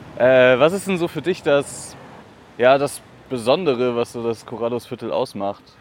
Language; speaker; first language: German; native; German